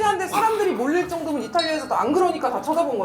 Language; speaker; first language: Korean; native; Korean